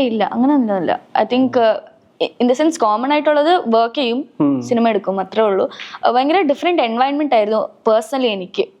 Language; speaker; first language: Malayalam; early bilingual, heritage; Malayalam